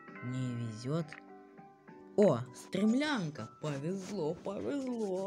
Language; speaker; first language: Russian; native; Russian